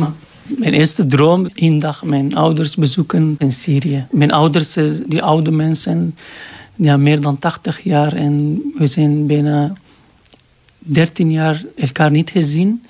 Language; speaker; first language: Dutch; non-native, learner; Arabic